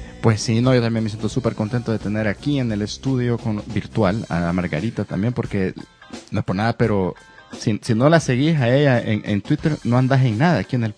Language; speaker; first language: Spanish; native; Spanish